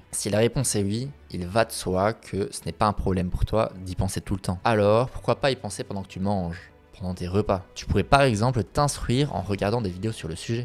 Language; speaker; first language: French; native; French